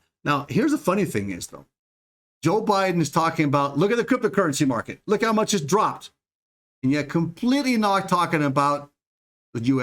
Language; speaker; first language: English; native; English